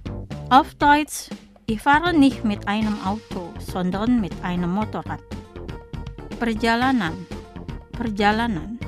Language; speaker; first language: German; non-native, fluent; Indonesian